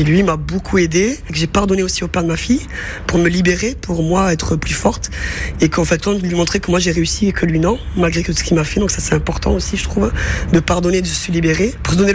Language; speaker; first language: French; native; French